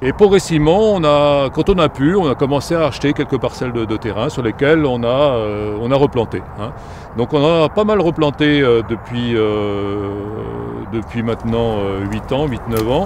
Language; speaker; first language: French; native; French